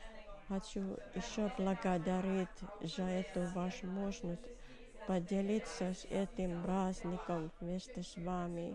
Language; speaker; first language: Russian; non-native, learner; Finnish